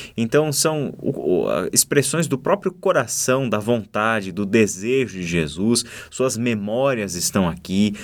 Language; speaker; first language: Portuguese; native; Portuguese